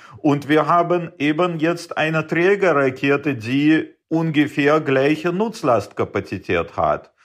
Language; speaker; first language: German; non-native, fluent; Russian